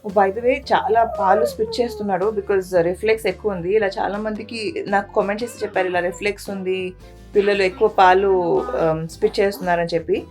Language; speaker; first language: Telugu; non-native, local second language; Urdu